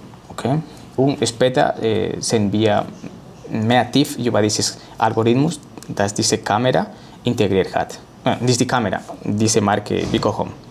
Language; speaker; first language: German; non-native, learner; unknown